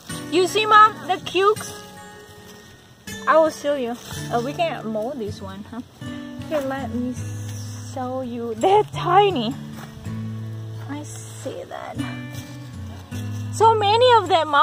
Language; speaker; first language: English; non-native, fluent; Indonesian